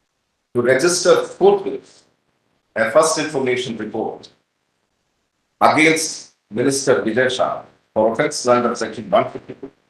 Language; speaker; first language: English; non-native, local second language; Hindi